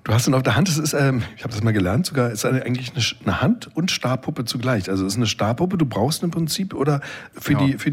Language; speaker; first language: German; native; German